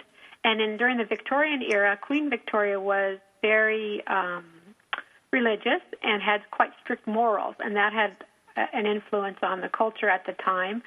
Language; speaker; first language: English; native; English